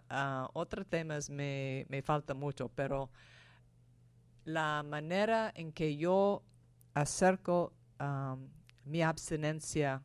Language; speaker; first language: Spanish; non-native, fluent; English